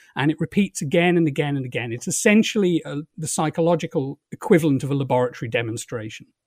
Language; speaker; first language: English; native; English